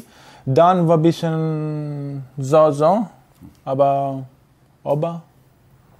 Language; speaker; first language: German; non-native, learner; Greek